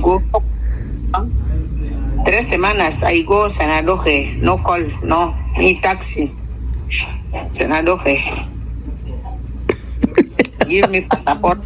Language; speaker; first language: English; non-native, learner; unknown